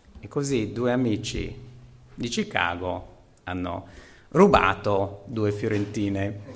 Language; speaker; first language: Italian; non-native, fluent; English